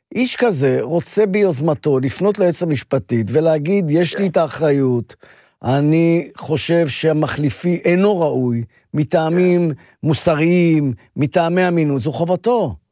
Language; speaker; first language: Hebrew; native; Hebrew